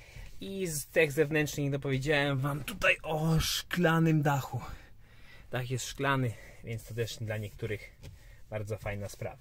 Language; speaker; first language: Polish; native; Polish